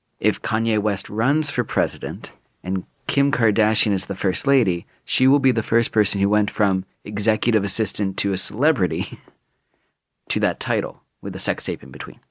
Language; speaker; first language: English; native; English